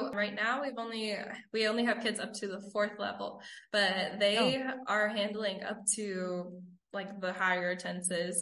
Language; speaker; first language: English; native; English